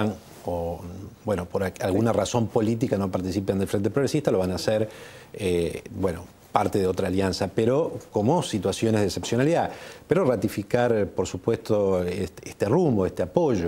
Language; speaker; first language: Spanish; native; Spanish